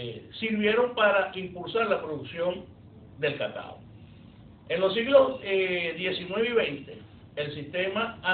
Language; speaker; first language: Spanish; native; Spanish